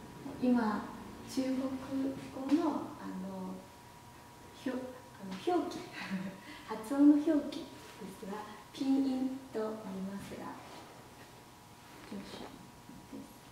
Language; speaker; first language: Japanese; non-native, fluent; Chinese